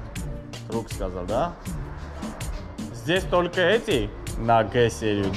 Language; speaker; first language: Russian; non-native, fluent; Armenian